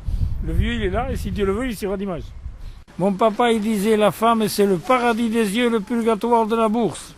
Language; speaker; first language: French; native; French